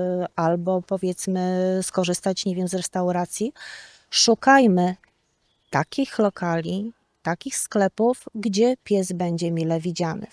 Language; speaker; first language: Polish; native; Polish